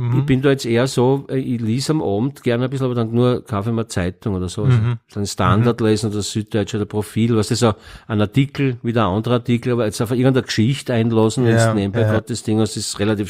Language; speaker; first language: German; native; German